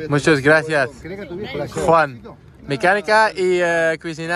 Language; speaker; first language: Spanish; non-native, learner; Dutch